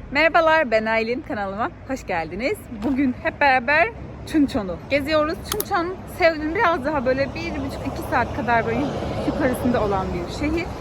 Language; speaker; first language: Turkish; native; Turkish